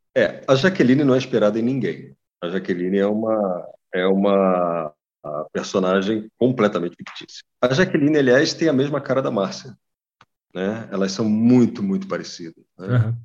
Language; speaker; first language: Portuguese; native; Portuguese